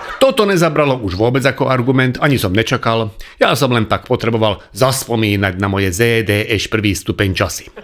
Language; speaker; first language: Slovak; non-native, local second language; Hungarian